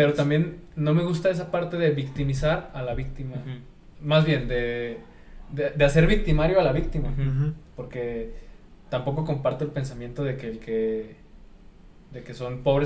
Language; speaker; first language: Spanish; native; Spanish